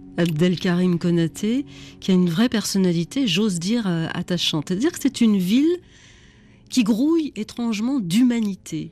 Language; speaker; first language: French; native; French